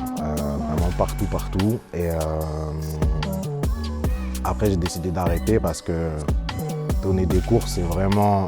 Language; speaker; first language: French; native; French